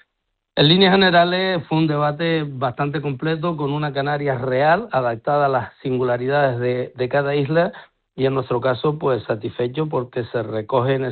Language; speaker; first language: Spanish; native; Spanish